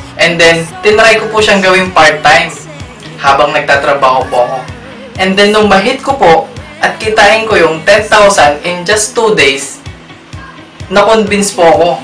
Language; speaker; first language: Filipino; native; Filipino